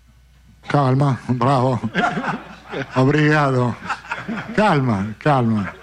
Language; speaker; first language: Portuguese; non-native, learner; Italian